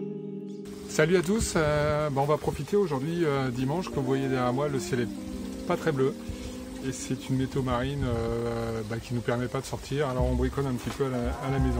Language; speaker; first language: French; native; French